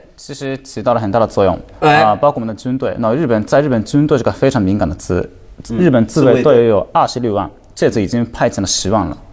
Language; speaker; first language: Chinese; non-native, fluent; Japanese